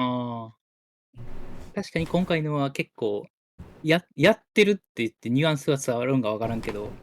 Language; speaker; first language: Japanese; native; Japanese